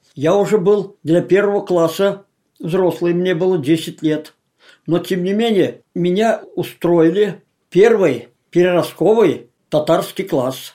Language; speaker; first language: Russian; non-native, local second language; Tatar